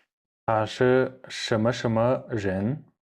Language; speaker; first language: Chinese; non-native, fluent; Kyrgyz